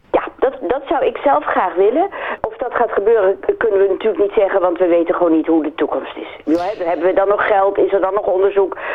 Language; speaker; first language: Dutch; native; Dutch